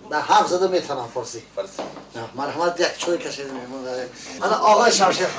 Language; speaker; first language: Persian; native; Persian